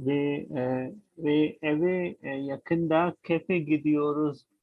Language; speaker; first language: Turkish; non-native, learner; Urdu